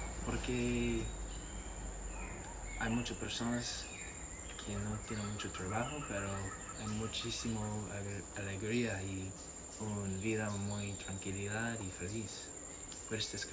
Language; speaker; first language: Spanish; non-native, learner; English